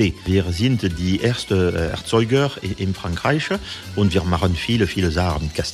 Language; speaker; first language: German; non-native, fluent; French